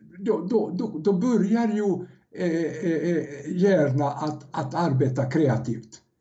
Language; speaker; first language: Swedish; non-native, fluent; Serbian